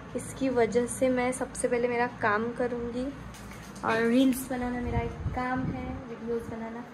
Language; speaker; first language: Hindi; non-native, local second language; Marathi